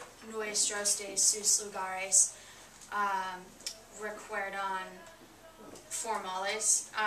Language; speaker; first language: Spanish; non-native, learner; English